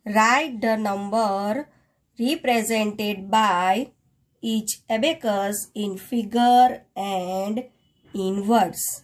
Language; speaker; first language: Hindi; non-native, local second language; Gujarati